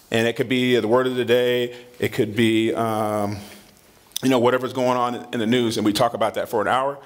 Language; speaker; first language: English; native; English